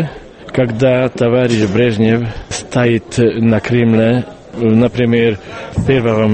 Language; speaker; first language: Russian; non-native, learner; Hungarian